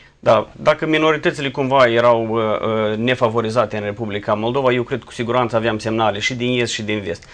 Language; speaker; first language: Romanian; native; Romanian